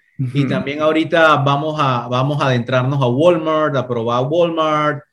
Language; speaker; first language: Spanish; native; Spanish